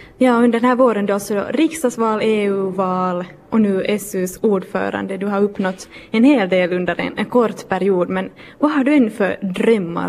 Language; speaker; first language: Swedish; native; Swedish